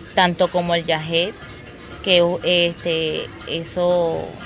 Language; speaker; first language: Spanish; non-native, local second language; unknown